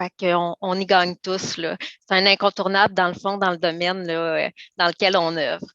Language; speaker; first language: French; native; French